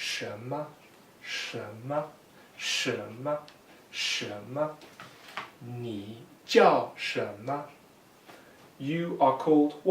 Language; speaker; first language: Chinese; non-native, fluent; English